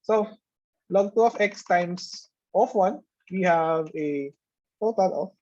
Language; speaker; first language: English; non-native, local second language; Filipino